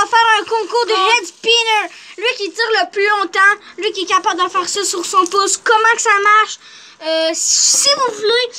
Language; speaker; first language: French; native; French